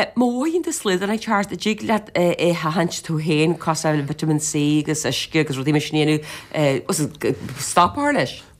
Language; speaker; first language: Irish; native; Irish